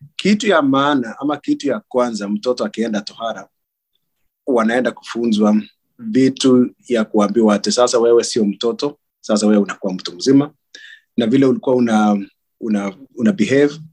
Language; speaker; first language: Swahili; non-native, local second language; Kalenjin